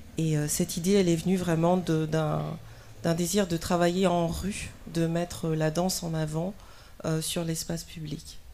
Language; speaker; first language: French; native; French